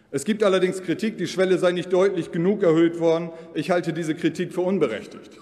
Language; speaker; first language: German; non-native, local second language; Low German